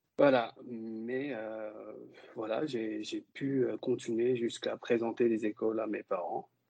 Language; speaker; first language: French; non-native, local second language; Wolof